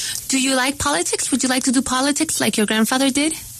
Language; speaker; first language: English; non-native, fluent; Spanish